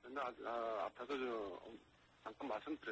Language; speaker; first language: Korean; native; Korean